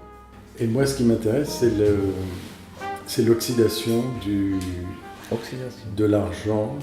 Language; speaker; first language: French; non-native, fluent; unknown